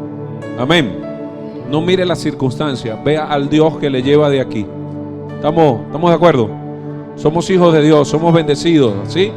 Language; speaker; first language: Spanish; native; Spanish